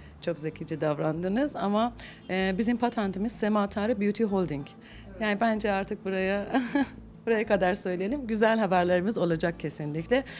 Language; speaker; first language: Turkish; non-native, fluent; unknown